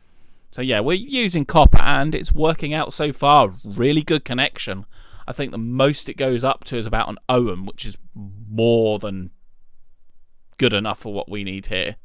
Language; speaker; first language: English; native; English